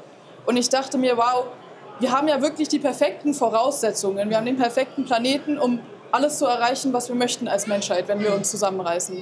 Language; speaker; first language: German; native; German